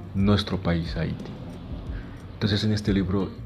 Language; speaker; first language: Spanish; non-native, fluent; Haitian Creole